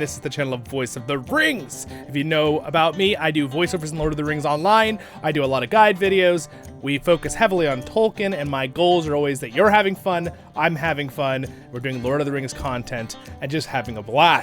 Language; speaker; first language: English; native; English